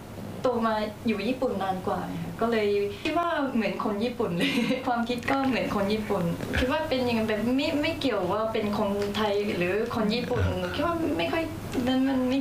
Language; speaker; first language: Thai; early bilingual, heritage; Thai